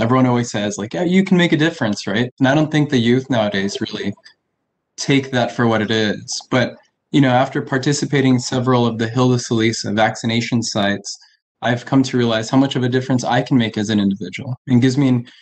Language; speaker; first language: English; early bilingual, other home language; Spanish